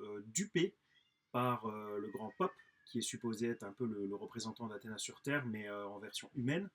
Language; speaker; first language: French; native; French